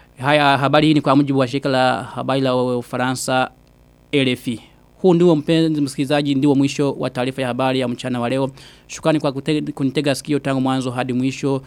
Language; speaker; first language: Swahili; non-native, local second language; Rundi